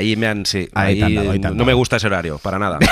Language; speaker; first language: Spanish; native; Spanish